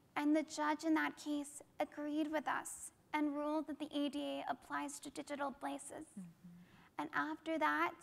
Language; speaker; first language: English; native; English